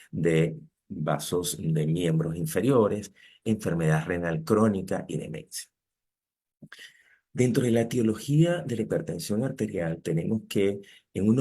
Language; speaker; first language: Spanish; native; Spanish